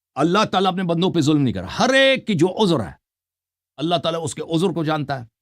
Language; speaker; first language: Urdu; non-native, local second language; Saraiki